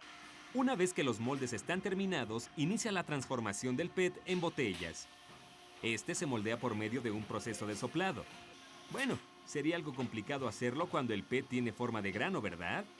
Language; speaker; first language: Spanish; native; Spanish